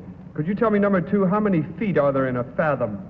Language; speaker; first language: English; native; English